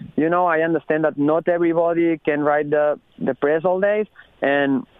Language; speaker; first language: English; non-native, learner; Spanish